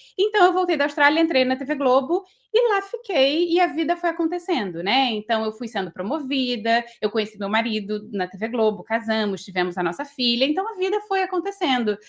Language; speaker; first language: Portuguese; native; Portuguese